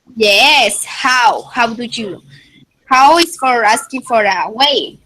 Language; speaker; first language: English; non-native, fluent; Spanish